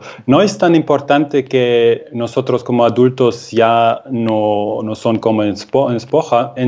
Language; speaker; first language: Spanish; non-native, fluent; German